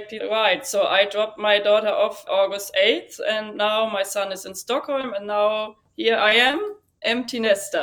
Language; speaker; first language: English; non-native, fluent; German